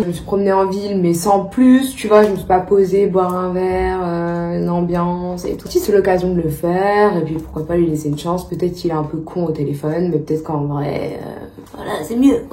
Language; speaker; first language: French; native; French